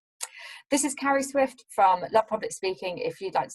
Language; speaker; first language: English; native; English